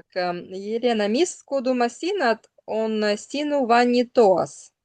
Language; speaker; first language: Estonian; non-native, learner; Russian